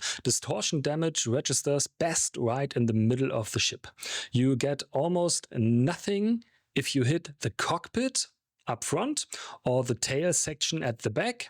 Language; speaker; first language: English; non-native, fluent; German